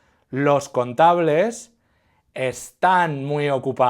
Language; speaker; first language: Spanish; non-native, fluent; English